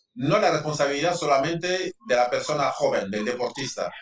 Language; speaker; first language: Spanish; non-native, fluent; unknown